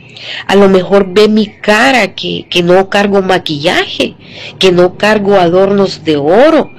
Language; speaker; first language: Spanish; native; Spanish